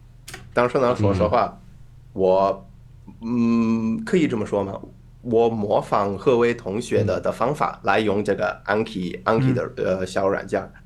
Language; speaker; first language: Chinese; non-native, fluent; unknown